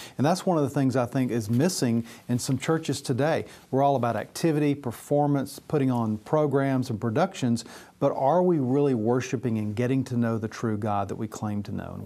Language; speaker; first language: English; native; English